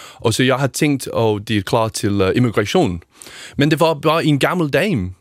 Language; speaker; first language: Danish; non-native, learner; English